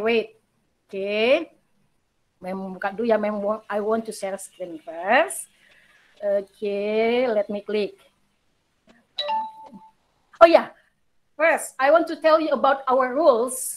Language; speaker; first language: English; non-native, learner; Indonesian